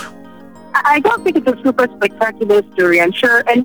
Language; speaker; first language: English; non-native, local second language; Yoruba